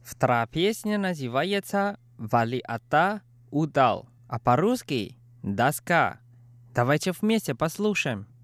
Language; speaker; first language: Russian; non-native, fluent; Chinese